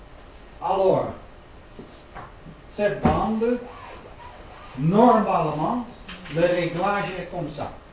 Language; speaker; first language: French; non-native, learner; Dutch